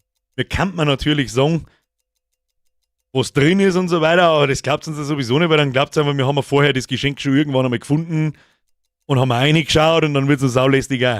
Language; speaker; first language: German; native; German